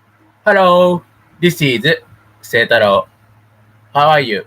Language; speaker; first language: English; non-native, learner; Japanese